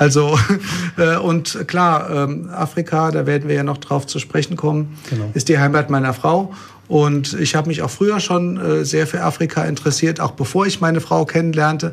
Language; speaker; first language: German; native; German